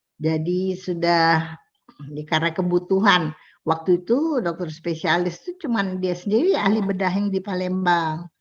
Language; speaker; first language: Indonesian; native; Indonesian